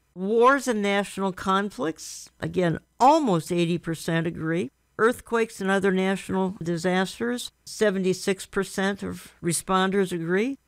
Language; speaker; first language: English; native; English